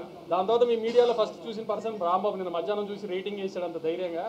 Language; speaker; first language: Telugu; native; Telugu